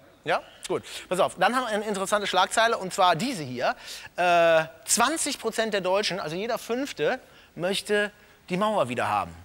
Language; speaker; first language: German; native; German